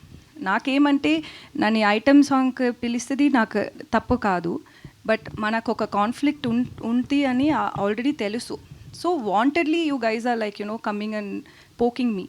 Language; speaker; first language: Telugu; non-native, learner; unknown